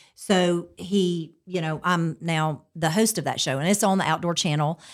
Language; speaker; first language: English; native; English